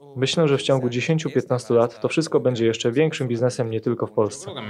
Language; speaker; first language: Polish; native; Polish